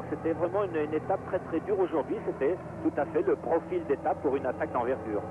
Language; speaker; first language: French; native; French